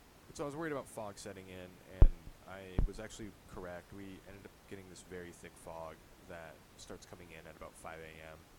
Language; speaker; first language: English; native; English